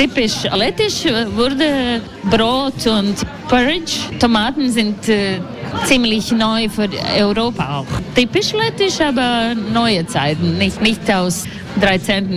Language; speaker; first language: German; non-native, learner; Latvian